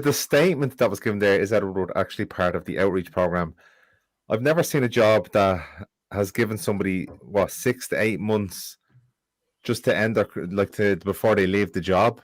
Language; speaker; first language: English; native; English